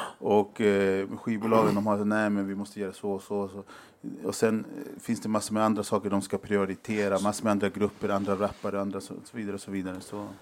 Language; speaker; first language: Swedish; early bilingual, other home language; Spanish